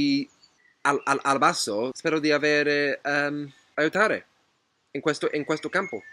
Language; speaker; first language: Italian; non-native, learner; English